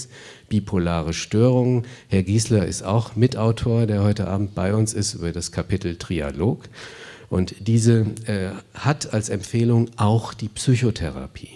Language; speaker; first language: German; native; German